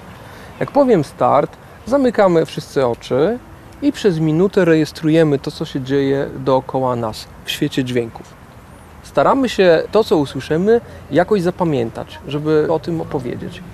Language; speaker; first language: Polish; native; Polish